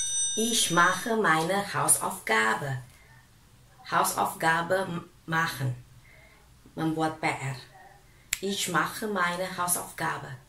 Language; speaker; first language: German; non-native, fluent; Indonesian